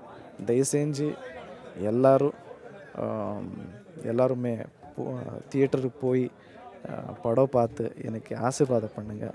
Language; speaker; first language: Tamil; non-native, learner; Kannada